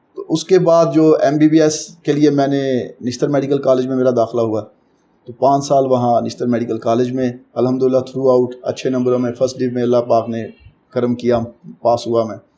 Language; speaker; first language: Urdu; non-native, local second language; Punjabi